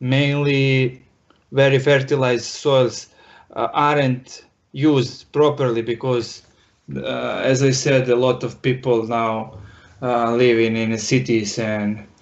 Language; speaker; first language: English; non-native, learner; Serbian